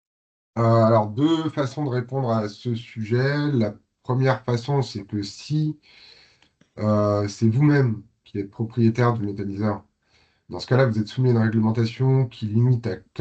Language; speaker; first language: French; native; French